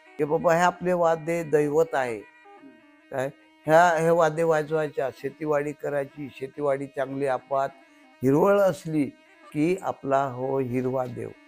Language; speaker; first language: Marathi; non-native, local second language; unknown